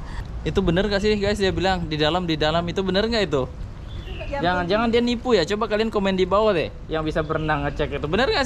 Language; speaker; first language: Indonesian; native; Indonesian